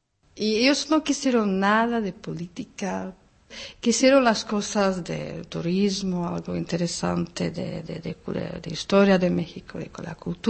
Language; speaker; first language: Spanish; non-native, fluent; Czech